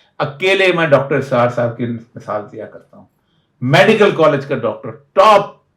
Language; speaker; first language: Urdu; non-native, local second language; Punjabi